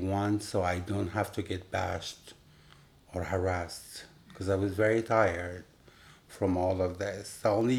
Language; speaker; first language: English; non-native, fluent; Arabic